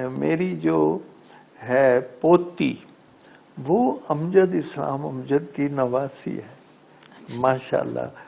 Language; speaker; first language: Urdu; non-native, local second language; Punjabi